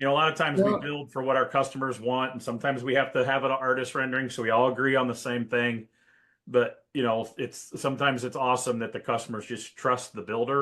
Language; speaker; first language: English; native; English